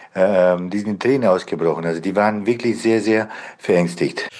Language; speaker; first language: German; non-native, fluent; Bosnian